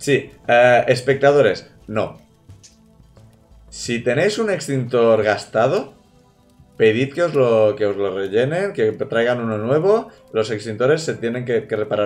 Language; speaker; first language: Spanish; native; Spanish